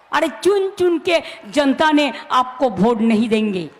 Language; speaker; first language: Hindi; non-native, local second language; Bangla